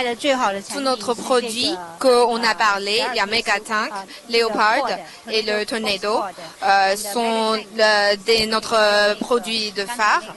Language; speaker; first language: French; non-native, fluent; Chinese